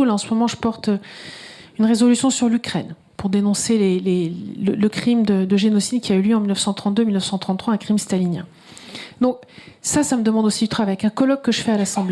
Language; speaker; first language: French; native; French